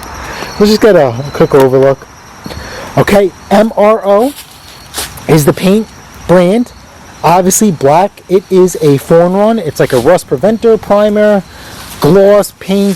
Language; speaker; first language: English; native; English